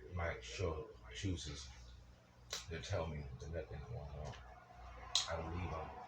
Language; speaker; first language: English; native; English